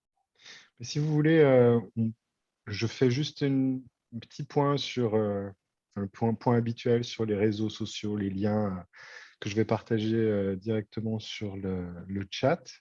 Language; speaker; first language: French; native; French